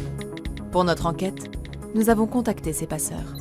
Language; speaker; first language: French; native; French